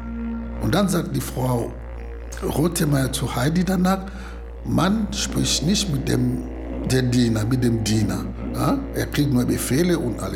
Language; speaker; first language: German; non-native, learner; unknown